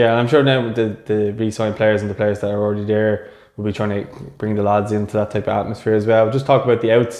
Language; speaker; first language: English; native; English